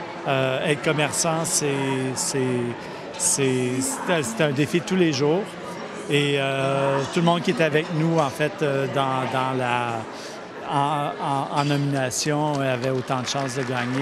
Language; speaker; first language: French; native; French